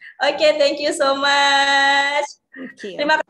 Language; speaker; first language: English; non-native, learner; Indonesian